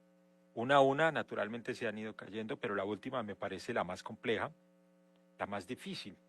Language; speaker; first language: Spanish; native; Spanish